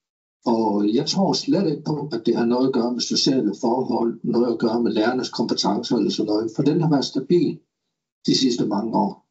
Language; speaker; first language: Danish; non-native, local second language; Kalaallisut